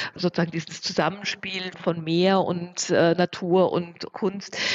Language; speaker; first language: German; native; German